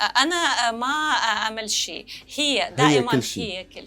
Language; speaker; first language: Arabic; non-native, learner; Russian